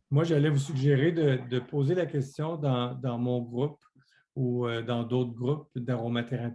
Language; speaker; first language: French; native; French